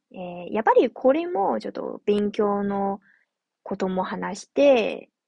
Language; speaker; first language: Japanese; non-native, fluent; Chinese